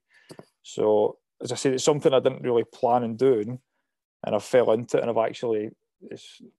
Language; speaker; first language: English; native; English